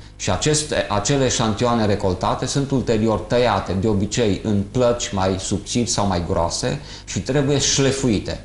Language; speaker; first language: Romanian; native; Romanian